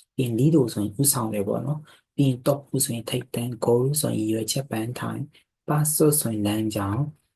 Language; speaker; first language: Burmese; native; Burmese